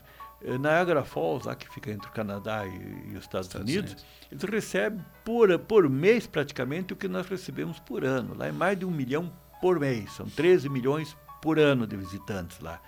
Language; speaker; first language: Portuguese; native; Portuguese